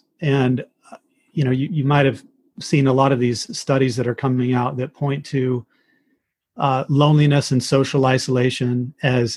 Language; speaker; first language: English; native; English